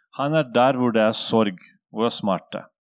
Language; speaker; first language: Norwegian; non-native, fluent; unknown